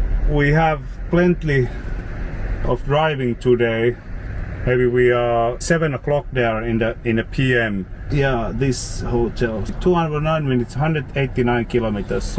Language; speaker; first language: English; non-native, learner; Finnish